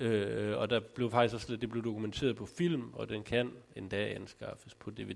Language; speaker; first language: Danish; native; Danish